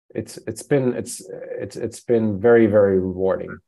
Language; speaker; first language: English; non-native, fluent; German